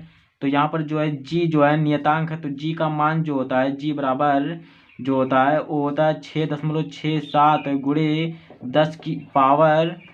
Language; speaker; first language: Hindi; native; Hindi